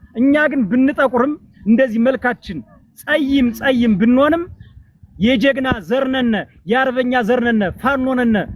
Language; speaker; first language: Amharic; native; Amharic